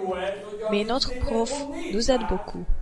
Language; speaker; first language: French; non-native, learner; Hungarian